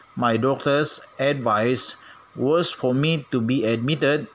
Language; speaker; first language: English; non-native, local second language; Malay